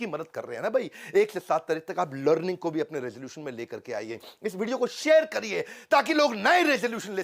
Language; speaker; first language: Hindi; native; Hindi